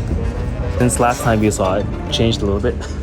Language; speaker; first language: English; native; English